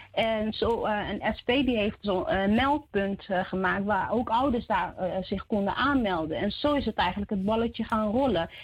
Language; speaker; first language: Dutch; early bilingual, other home language; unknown